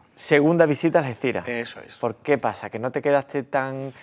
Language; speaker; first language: Spanish; native; Spanish